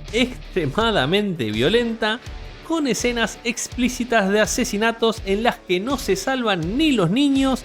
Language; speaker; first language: Spanish; native; Spanish